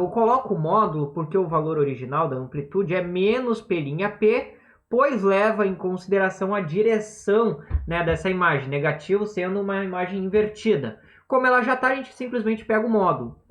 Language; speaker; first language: Portuguese; native; Portuguese